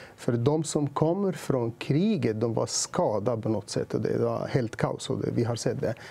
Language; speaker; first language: Swedish; non-native, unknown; Arabic